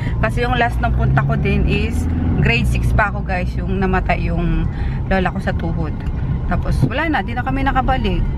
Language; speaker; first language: Filipino; native; Filipino